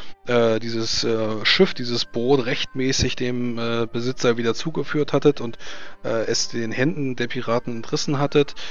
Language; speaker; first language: German; native; German